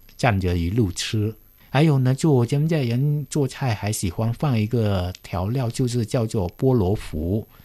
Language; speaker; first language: Chinese; early bilingual, heritage; Chinese